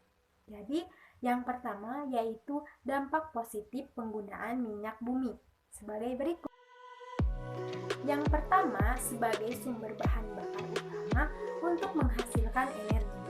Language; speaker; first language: Indonesian; native; Indonesian